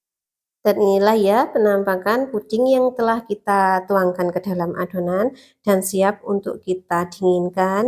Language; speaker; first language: Indonesian; native; Indonesian